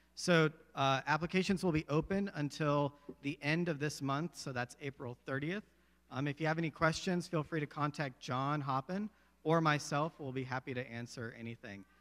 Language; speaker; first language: English; native; English